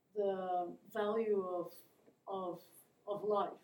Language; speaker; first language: English; non-native, fluent; Dutch